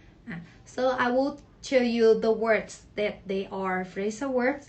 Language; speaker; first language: English; non-native, fluent; Thai